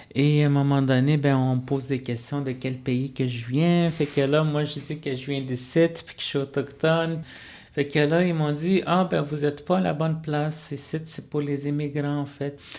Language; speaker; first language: French; non-native, local second language; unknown